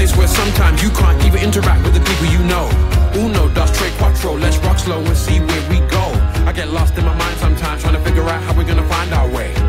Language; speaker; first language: English; native; English